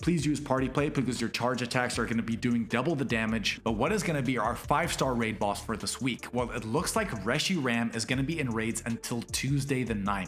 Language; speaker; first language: English; native; English